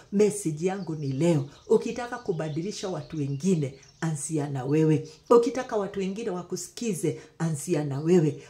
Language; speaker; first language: Swahili; non-native, local second language; Kikuyu